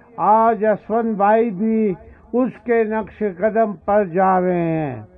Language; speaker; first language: Urdu; non-native, local second language; Pashto